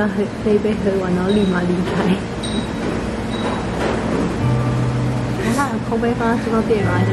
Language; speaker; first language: Chinese; native; Chinese